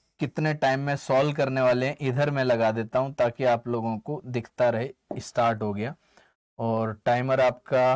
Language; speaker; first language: Hindi; native; Hindi